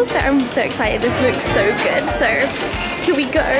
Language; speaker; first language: English; native; English